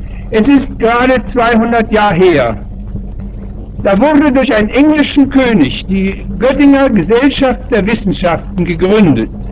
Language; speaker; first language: German; native; German